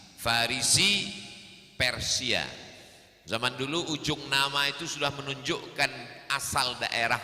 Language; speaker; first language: Indonesian; native; Indonesian